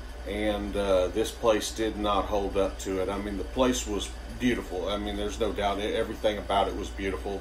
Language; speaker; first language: English; native; English